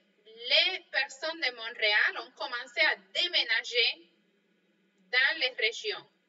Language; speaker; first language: French; non-native, fluent; Spanish